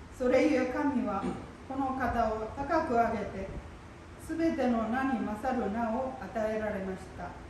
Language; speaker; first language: Japanese; native; Japanese